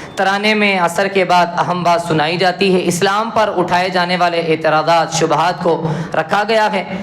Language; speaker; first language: Urdu; native; Urdu